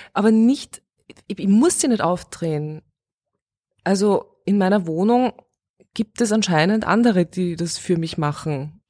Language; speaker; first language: German; early bilingual, other home language; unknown